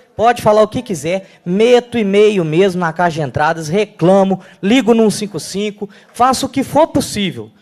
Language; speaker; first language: Portuguese; native; Portuguese